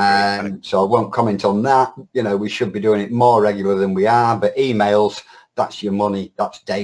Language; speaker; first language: English; native; English